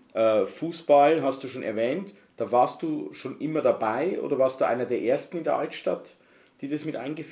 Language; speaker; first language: German; native; German